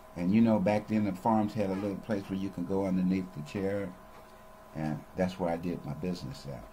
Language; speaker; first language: English; native; English